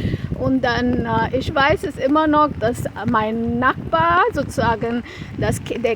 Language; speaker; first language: German; non-native, fluent; Konkani